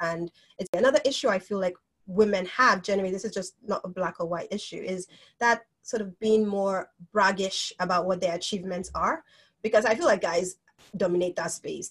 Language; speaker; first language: English; non-native, local second language; Yoruba